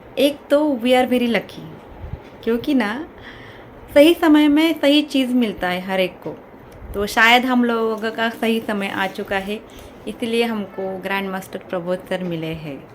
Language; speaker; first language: Hindi; non-native, local second language; Kannada